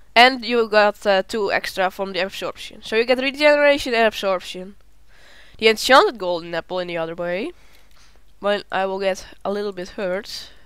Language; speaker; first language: English; non-native, learner; Dutch